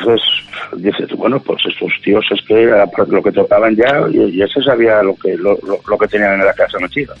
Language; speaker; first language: Spanish; native; Spanish